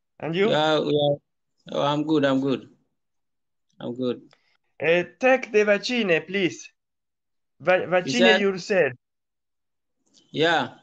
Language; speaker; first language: English; non-native, learner; Italian